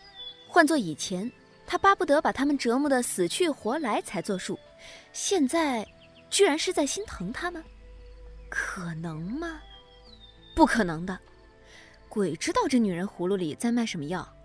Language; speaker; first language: Chinese; native; Chinese